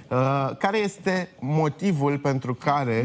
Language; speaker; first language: Romanian; native; Romanian